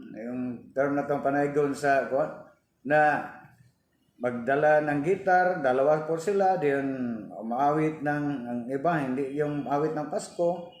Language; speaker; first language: Filipino; non-native, local second language; Cebuano